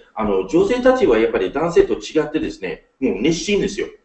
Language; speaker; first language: Japanese; non-native, fluent; English